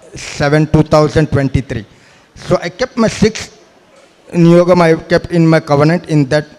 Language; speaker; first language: English; non-native, local second language; Malayalam